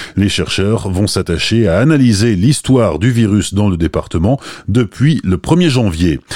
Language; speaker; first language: French; native; French